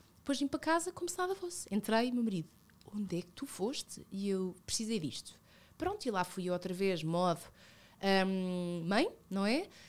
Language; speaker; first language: Portuguese; early bilingual, other home language; Spanish